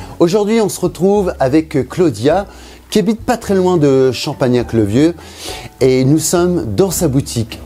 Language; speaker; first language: French; native; French